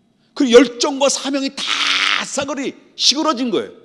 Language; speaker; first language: Korean; native; Korean